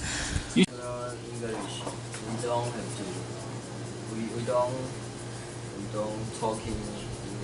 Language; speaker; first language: English; non-native, learner; Chinese